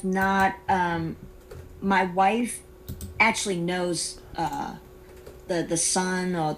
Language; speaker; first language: English; non-native, local second language; Cantonese